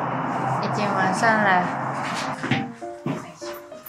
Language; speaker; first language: Chinese; early bilingual, heritage; Japanese